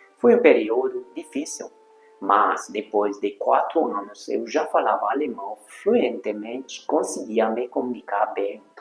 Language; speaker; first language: Portuguese; non-native, fluent; Hungarian